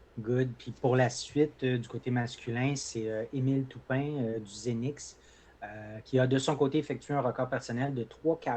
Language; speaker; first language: French; native; French